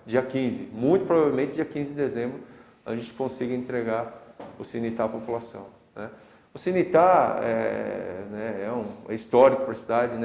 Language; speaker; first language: Portuguese; native; Portuguese